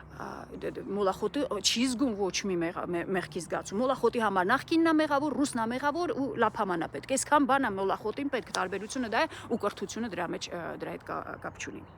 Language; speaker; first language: Armenian; native; Armenian